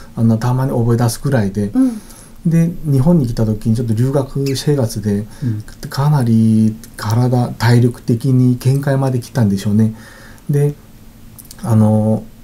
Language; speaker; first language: Japanese; non-native, fluent; Korean